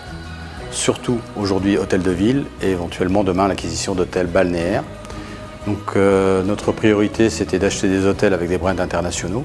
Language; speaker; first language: French; early bilingual, other home language; Arabic